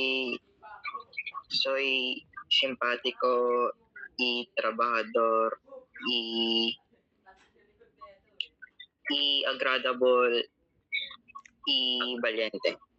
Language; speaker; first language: Spanish; non-native, learner; Filipino